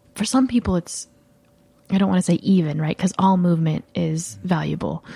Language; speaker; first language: English; native; English